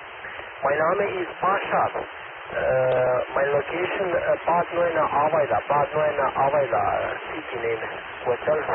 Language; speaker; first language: German; non-native, learner; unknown